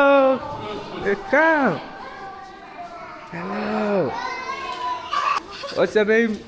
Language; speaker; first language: English; non-native, learner; Turkmen